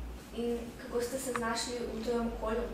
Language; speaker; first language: Slovenian; native; Slovenian